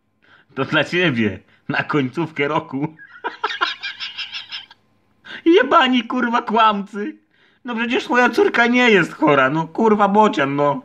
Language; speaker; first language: Polish; native; Polish